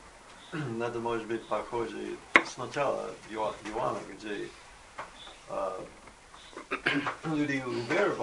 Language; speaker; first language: Russian; non-native, learner; English